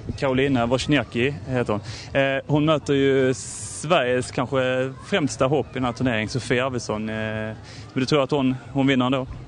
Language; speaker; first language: Swedish; native; Swedish